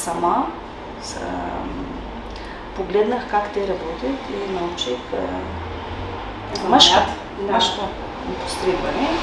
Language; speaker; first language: Bulgarian; non-native, local second language; Turkish